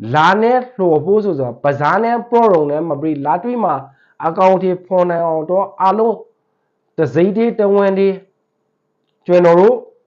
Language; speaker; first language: Burmese; native; Burmese